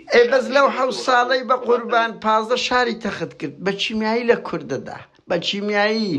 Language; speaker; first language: Central Kurdish; native; Central Kurdish